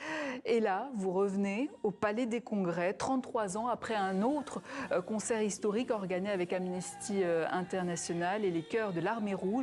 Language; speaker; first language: French; native; French